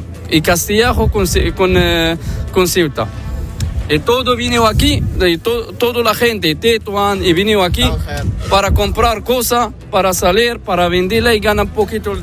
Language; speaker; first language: Spanish; non-native, learner; Arabic